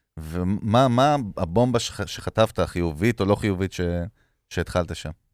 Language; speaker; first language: Hebrew; native; Hebrew